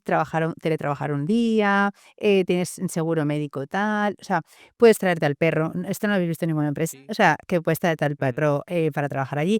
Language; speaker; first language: Spanish; native; Spanish